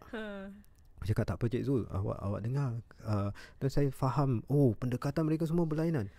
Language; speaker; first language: Malay; native; Malay